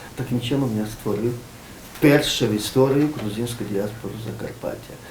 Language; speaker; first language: Ukrainian; non-native, fluent; Georgian